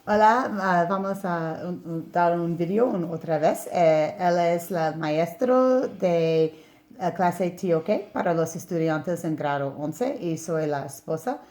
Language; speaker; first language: Spanish; non-native, learner; English